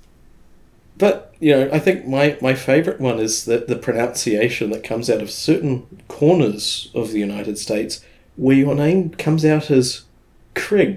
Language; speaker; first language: English; native; English